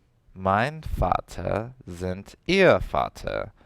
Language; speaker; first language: German; non-native, learner; English